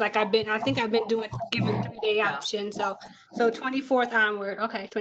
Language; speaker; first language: English; native; English